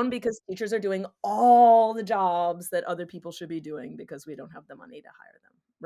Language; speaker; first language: English; native; English